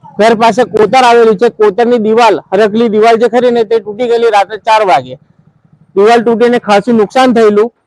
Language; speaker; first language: Gujarati; native; Gujarati